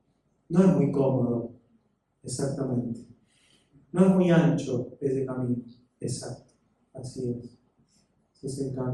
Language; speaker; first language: Spanish; native; Spanish